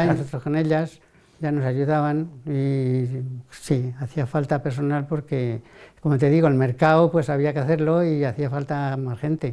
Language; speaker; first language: Spanish; native; Spanish